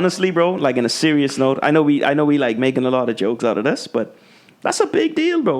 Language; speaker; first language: English; native; English